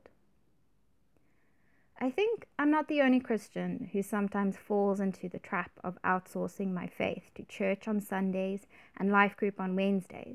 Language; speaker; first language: English; native; English